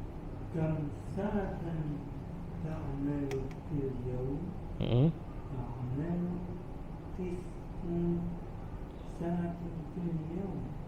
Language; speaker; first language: Arabic; non-native, learner; Indonesian